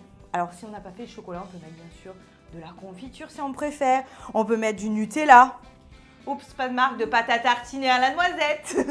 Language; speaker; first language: French; native; French